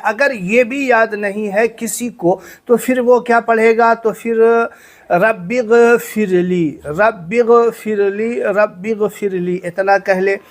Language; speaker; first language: Urdu; native; Urdu